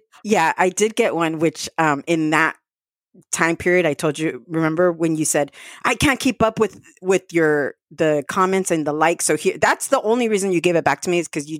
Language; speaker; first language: English; early bilingual, other home language; Spanish